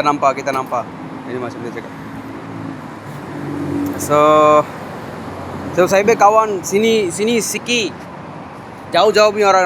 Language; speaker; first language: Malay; non-native, learner; Bangla